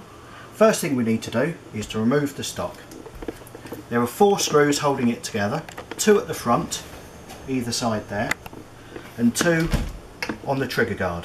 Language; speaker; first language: English; native; English